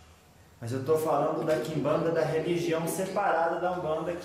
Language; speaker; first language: Portuguese; native; Portuguese